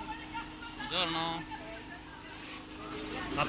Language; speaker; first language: English; non-native, learner; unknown